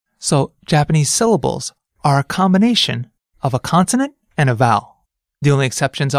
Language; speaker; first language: English; native; English